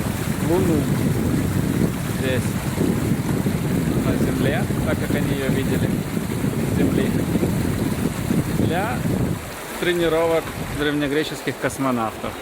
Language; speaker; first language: Russian; native; Russian